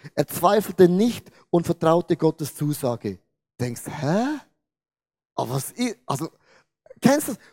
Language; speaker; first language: German; non-native, fluent; Portuguese